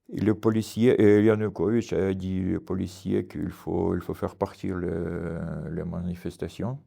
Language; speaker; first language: French; non-native, learner; Ukrainian